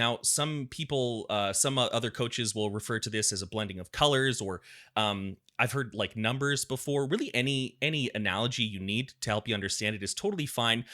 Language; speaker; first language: English; native; English